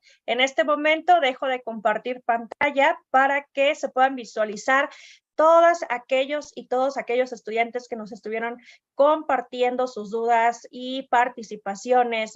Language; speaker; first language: Spanish; native; Spanish